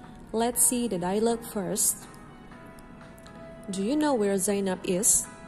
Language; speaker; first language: English; non-native, fluent; Indonesian